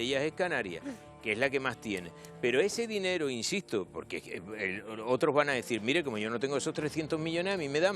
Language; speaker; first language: Spanish; native; Spanish